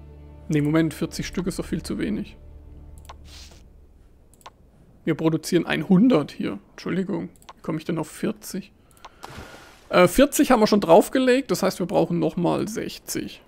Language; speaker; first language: German; native; German